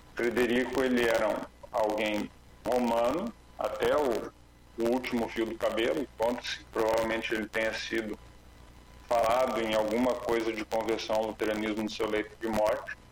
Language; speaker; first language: Portuguese; native; Portuguese